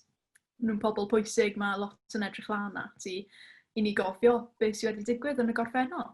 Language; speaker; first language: Welsh; non-native, local second language; English